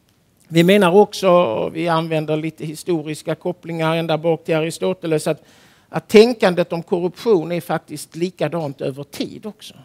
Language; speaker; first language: Swedish; native; Swedish